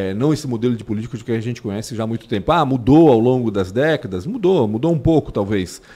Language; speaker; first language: Portuguese; early bilingual, other home language; Spanish